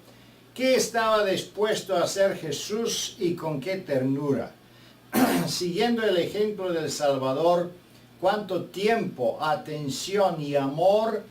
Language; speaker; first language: Spanish; non-native, fluent; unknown